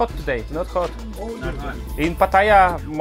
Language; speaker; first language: English; non-native, learner; Polish